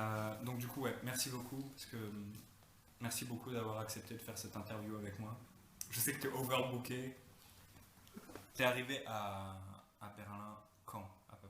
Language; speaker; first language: French; native; French